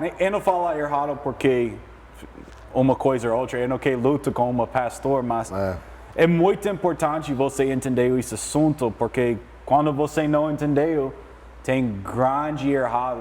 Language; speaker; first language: Portuguese; non-native, learner; English